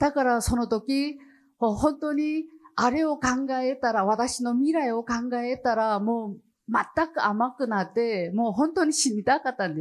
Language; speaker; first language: Japanese; non-native, learner; Chinese